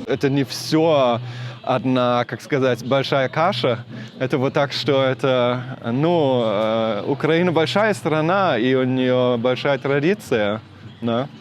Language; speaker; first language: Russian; non-native, fluent; German